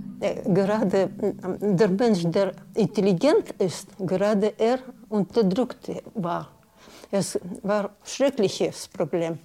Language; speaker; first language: German; non-native, learner; Russian